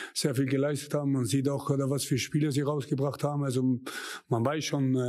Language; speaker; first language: German; native; German